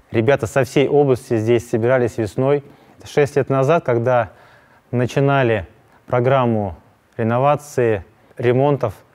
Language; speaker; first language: Russian; native; Russian